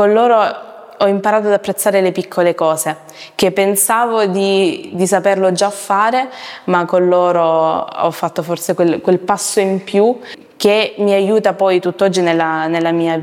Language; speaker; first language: Italian; native; Italian